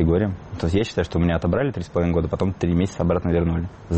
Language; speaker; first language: Russian; native; Russian